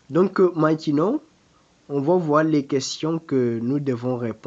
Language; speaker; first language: French; non-native, fluent; Portuguese